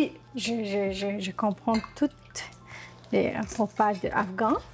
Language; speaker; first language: French; non-native, learner; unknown